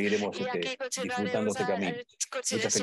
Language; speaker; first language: Spanish; native; Spanish